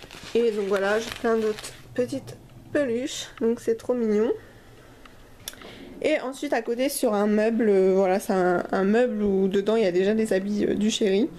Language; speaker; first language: French; native; French